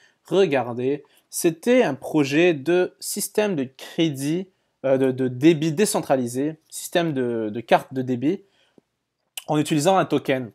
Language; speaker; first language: French; native; French